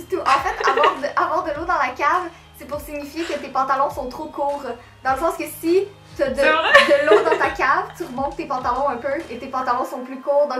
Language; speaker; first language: French; native; French